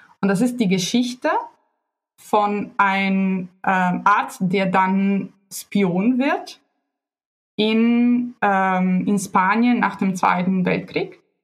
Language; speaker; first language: German; non-native, fluent; Italian